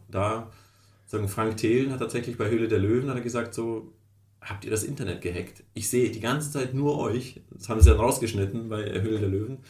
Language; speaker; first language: German; early bilingual, other home language; Russian